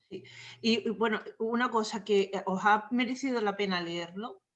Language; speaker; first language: Spanish; native; Spanish